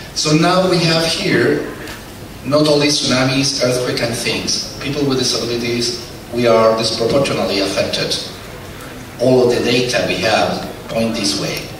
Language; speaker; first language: English; non-native, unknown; Spanish